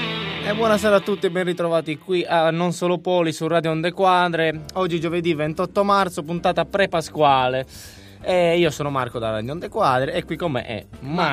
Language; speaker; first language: Italian; native; Italian